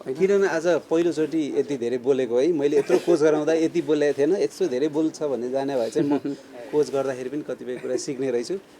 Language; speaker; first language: Nepali; native; Nepali